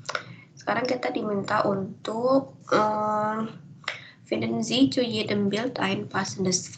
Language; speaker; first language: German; non-native, fluent; Indonesian